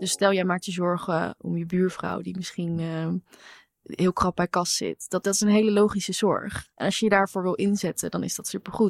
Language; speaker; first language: Dutch; native; Dutch